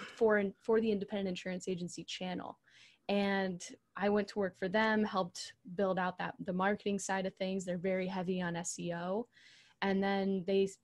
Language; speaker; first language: English; native; English